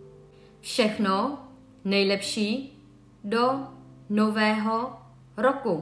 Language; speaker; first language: Czech; non-native, fluent; Vietnamese